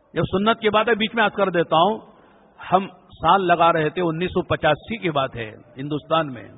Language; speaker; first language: Urdu; native; Urdu